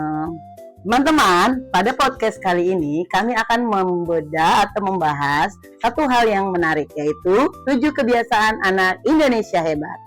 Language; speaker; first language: Indonesian; native; Indonesian